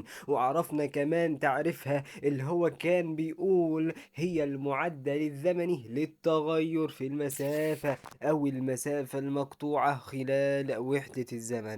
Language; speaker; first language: Arabic; native; Arabic